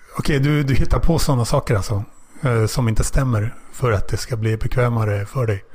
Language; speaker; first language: Swedish; native; Swedish